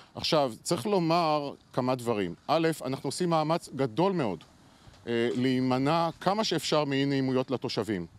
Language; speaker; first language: Hebrew; native; Hebrew